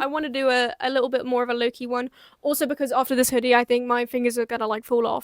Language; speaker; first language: English; native; English